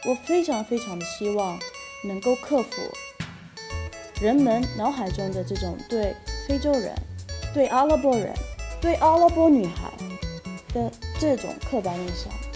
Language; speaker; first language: Chinese; non-native, fluent; Somali